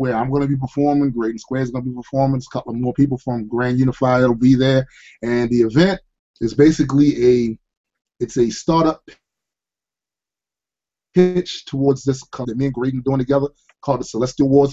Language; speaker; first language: English; native; English